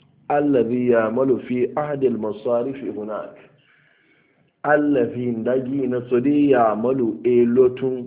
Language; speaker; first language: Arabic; non-native, fluent; Hausa